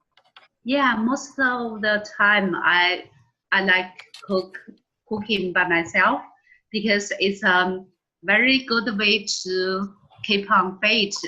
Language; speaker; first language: English; non-native, learner; Chinese